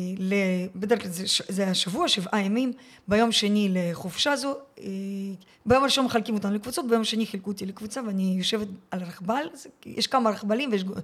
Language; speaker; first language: Hebrew; early bilingual, other home language; Russian